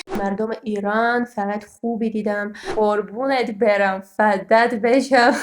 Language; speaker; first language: Persian; non-native, fluent; Armenian